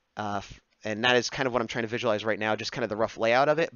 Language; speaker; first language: English; native; English